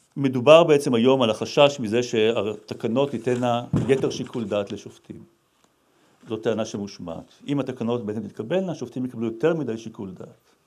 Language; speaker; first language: Hebrew; native; Hebrew